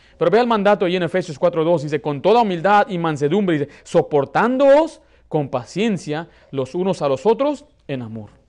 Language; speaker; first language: Spanish; early bilingual, heritage; Spanish